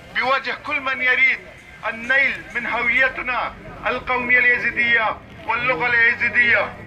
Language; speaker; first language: Arabic; non-native, local second language; Kurdish